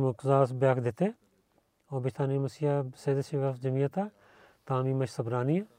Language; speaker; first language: Bulgarian; non-native, learner; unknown